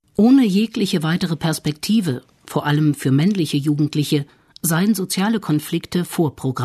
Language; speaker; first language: German; native; German